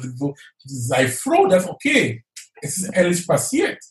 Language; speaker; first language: German; non-native, fluent; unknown